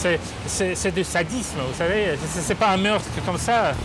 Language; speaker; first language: French; non-native, fluent; Russian